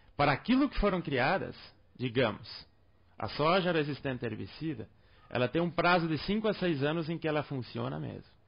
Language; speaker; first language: Portuguese; non-native, local second language; German